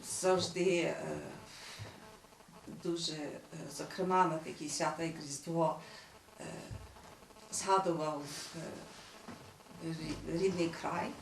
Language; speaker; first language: Ukrainian; early bilingual, heritage; Ukrainian